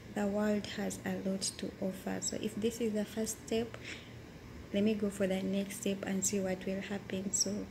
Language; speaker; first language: English; non-native, local second language; Ganda